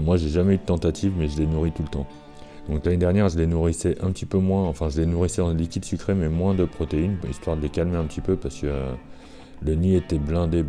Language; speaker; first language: French; native; French